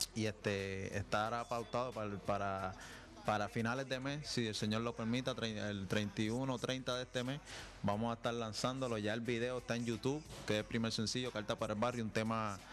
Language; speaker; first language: Spanish; native; Spanish